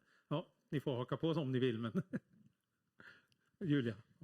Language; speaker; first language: Swedish; native; Swedish